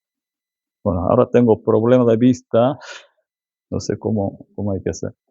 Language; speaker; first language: Spanish; non-native, fluent; Korean